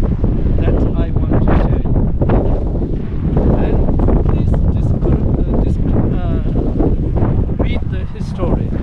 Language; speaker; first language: English; non-native, learner; Tibetan